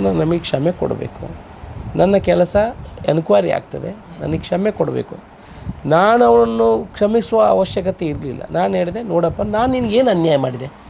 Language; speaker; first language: Kannada; non-native, local second language; Tulu